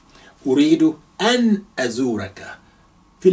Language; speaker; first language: Arabic; non-native, fluent; Yoruba